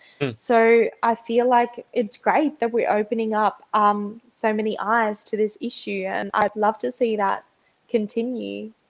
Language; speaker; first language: English; early bilingual, other home language; Russian